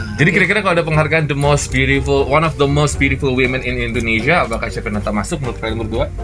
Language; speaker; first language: Indonesian; native; Indonesian